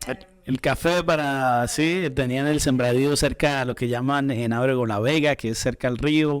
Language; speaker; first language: Spanish; native; Spanish